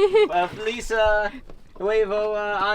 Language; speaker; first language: Spanish; non-native, learner; English